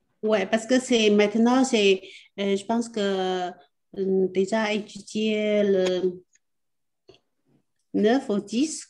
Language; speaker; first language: French; non-native, learner; Chinese